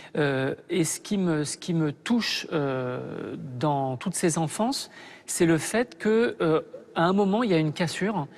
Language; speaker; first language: French; native; French